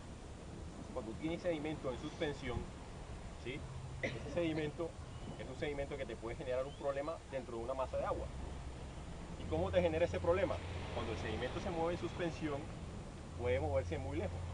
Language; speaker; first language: Spanish; native; Spanish